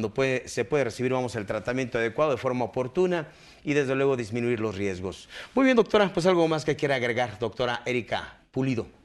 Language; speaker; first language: Spanish; native; Spanish